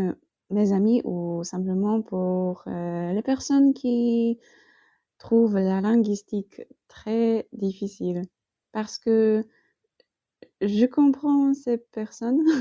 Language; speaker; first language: French; non-native, fluent; Polish